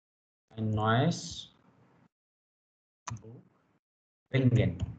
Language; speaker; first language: German; non-native, fluent; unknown